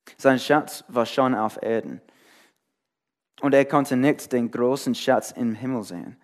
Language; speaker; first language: German; non-native, fluent; English